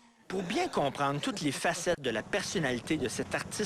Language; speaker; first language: French; native; French